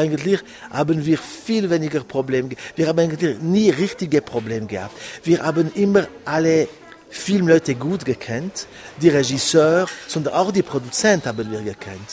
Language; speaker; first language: German; non-native, local second language; French